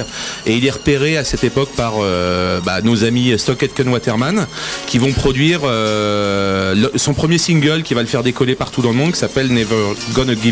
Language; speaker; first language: French; native; French